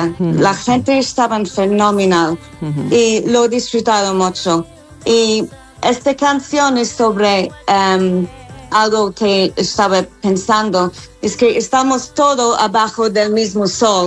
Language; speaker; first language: Spanish; non-native, fluent; English